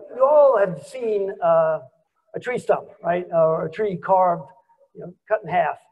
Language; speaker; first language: English; native; English